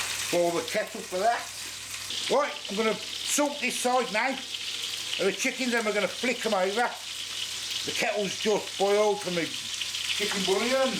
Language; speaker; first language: English; native; English